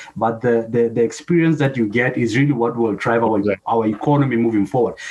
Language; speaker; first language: English; non-native, local second language; Southern Sotho